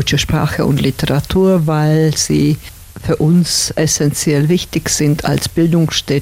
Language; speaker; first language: German; non-native, fluent; Slovak